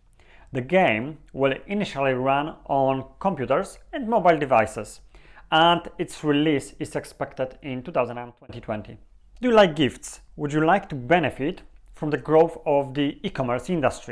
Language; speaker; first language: English; non-native, fluent; Polish